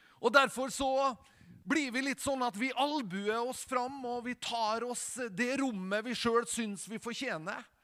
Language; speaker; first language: Norwegian; native; Norwegian